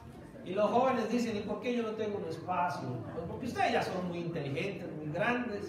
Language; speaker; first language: Spanish; native; Spanish